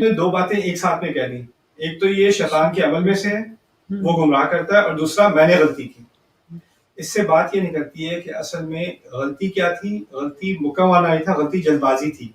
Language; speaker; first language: Urdu; early bilingual, heritage; Urdu